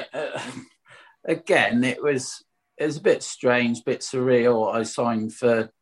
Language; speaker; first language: English; native; English